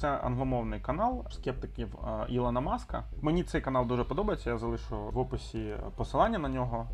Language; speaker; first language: Ukrainian; non-native, local second language; Russian